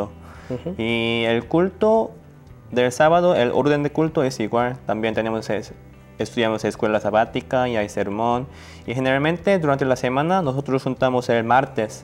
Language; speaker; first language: Spanish; non-native, learner; Korean